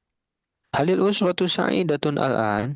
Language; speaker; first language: Arabic; non-native, fluent; Indonesian